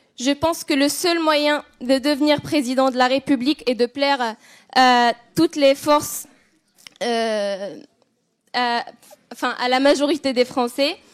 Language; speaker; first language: French; non-native, local second language; Arabic